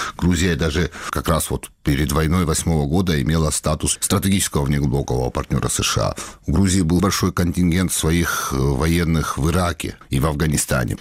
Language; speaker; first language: Russian; non-native, local second language; Georgian